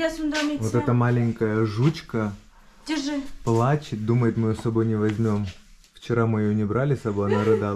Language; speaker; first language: Russian; native; Russian